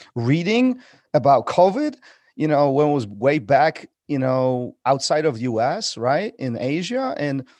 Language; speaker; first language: English; non-native, fluent; Polish